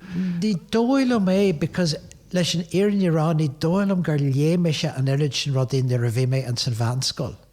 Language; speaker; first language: Irish; non-native, local second language; English